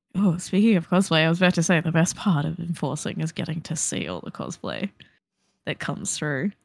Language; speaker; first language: English; native; English